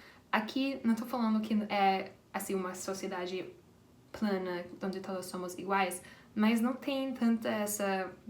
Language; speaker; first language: Portuguese; non-native, fluent; English